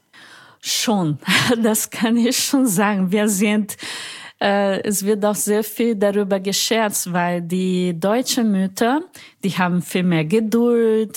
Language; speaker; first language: German; non-native, fluent; Portuguese